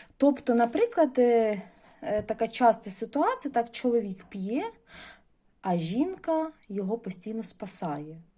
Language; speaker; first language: Ukrainian; non-native, local second language; Russian